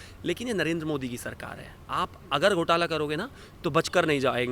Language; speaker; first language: Hindi; native; Hindi